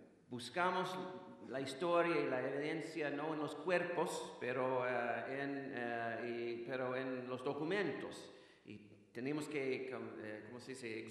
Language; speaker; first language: Spanish; non-native, fluent; English